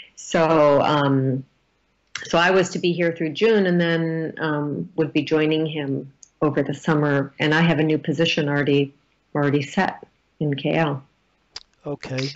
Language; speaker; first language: English; native; English